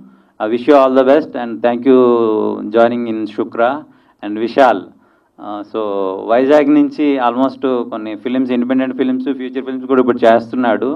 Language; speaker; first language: Telugu; native; Telugu